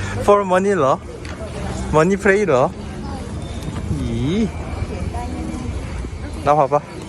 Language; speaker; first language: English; non-native, learner; Korean